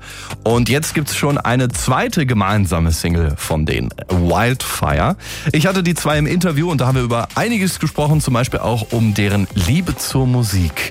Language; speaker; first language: German; native; German